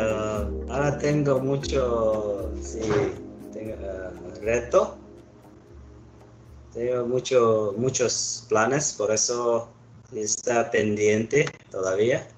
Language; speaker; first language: Spanish; non-native, learner; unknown